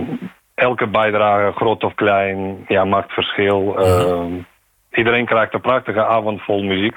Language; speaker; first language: Dutch; non-native, fluent; Ukrainian